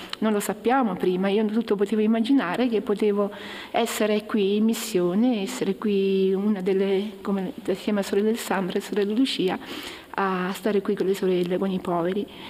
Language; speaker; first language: Italian; native; Italian